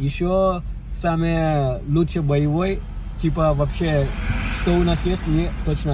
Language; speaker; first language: Russian; non-native, learner; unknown